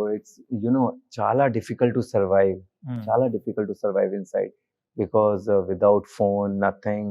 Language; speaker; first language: Telugu; non-native, learner; Hindi